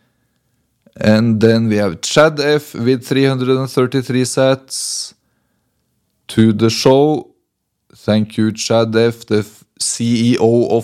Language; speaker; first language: English; non-native, fluent; Norwegian